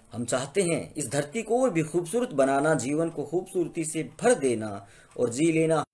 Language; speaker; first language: Hindi; native; Hindi